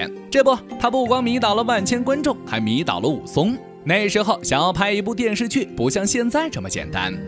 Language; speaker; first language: Chinese; native; Chinese